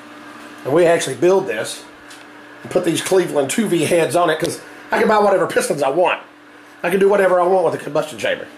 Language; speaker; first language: English; native; English